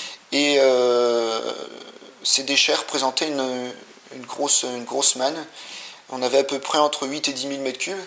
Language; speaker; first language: French; native; French